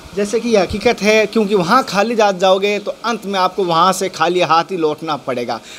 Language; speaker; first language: Hindi; native; Hindi